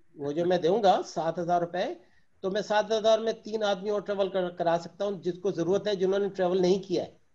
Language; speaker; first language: Urdu; native; Urdu